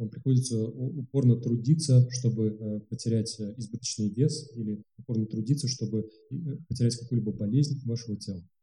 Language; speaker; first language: Russian; native; Russian